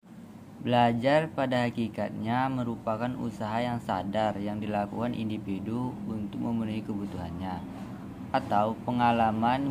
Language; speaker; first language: Indonesian; native; Indonesian